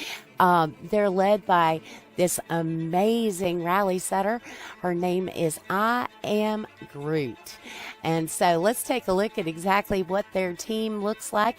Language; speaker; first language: English; native; English